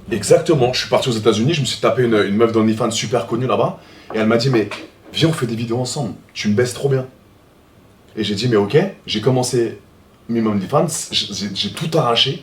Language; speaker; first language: French; native; French